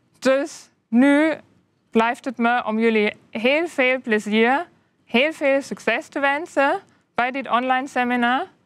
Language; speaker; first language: Dutch; non-native, fluent; German